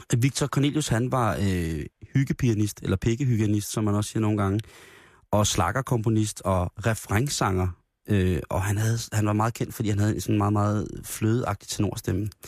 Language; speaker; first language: Danish; native; Danish